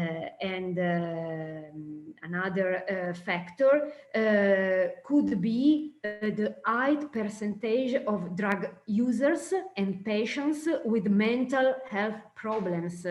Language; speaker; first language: English; non-native, fluent; Italian